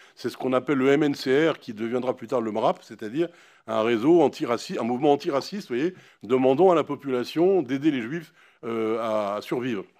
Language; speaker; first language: French; native; French